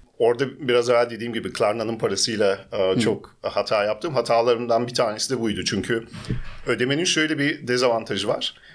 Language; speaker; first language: Turkish; early bilingual, heritage; Turkish